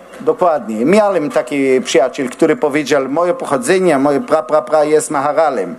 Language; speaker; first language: Polish; non-native, learner; Hebrew